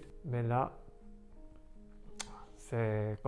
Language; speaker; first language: French; non-native, learner; Korean